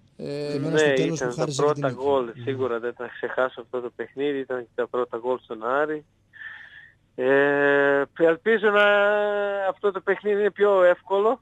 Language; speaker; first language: Greek; non-native, fluent; Serbian